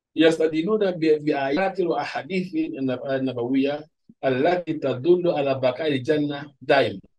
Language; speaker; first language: Arabic; non-native, fluent; Urdu